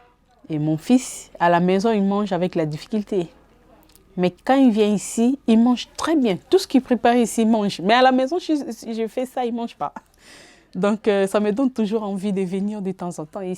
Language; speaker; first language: French; non-native, fluent; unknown